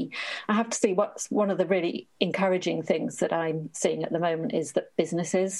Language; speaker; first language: English; native; English